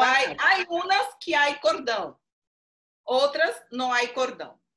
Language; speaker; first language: Spanish; non-native, learner; Portuguese